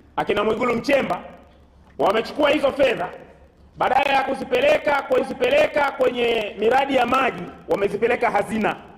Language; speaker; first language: Swahili; native; Swahili